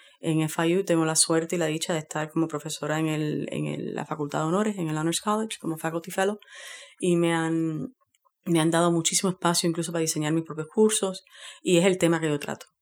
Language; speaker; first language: Spanish; native; Spanish